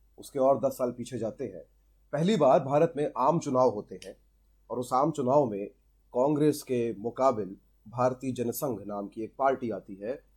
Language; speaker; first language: Hindi; native; Hindi